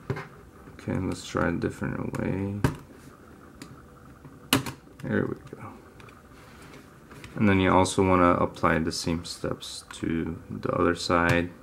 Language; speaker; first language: English; native; English